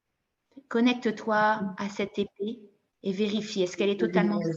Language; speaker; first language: French; native; French